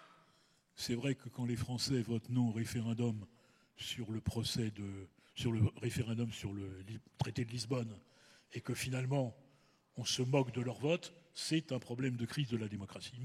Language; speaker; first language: French; native; French